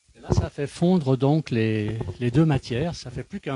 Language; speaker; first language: French; native; French